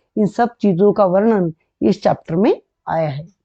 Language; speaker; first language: Hindi; non-native, local second language; Marathi